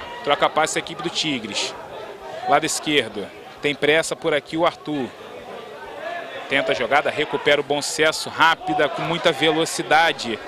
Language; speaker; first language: Portuguese; native; Portuguese